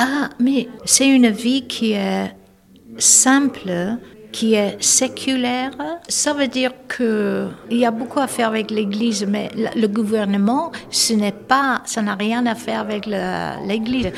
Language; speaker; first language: French; non-native, fluent; English